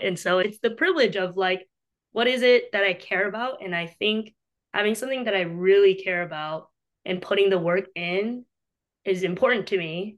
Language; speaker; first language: English; native; English